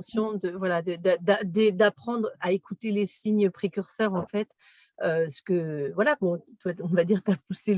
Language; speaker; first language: French; native; French